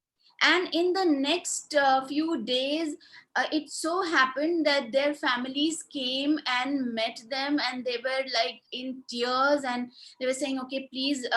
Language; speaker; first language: English; non-native, local second language; Hindi